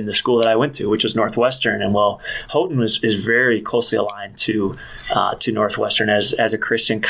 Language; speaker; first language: English; native; English